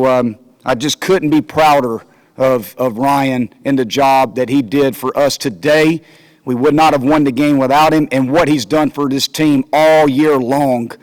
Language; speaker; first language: English; native; English